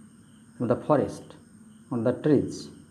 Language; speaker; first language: English; non-native, local second language; Bangla